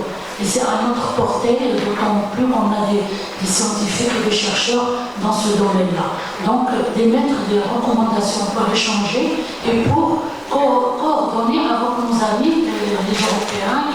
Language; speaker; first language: French; non-native, local second language; Arabic